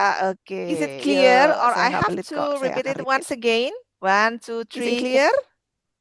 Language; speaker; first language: English; non-native, learner; Indonesian